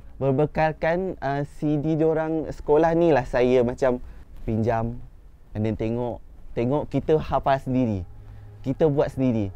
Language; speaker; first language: Malay; non-native, local second language; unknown